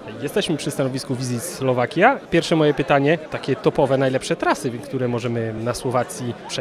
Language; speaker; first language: Polish; native; Polish